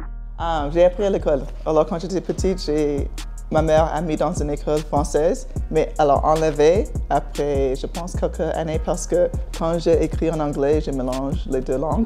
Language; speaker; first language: French; non-native, fluent; English